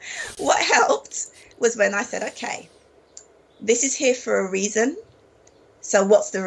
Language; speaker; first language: English; native; English